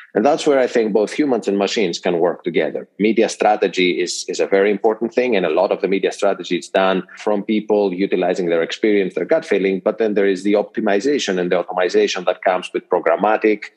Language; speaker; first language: English; non-native, fluent; Greek